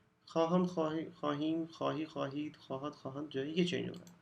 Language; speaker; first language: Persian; non-native, fluent; Urdu